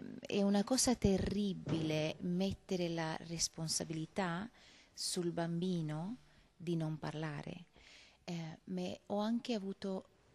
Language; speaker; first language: Italian; non-native, fluent; Swedish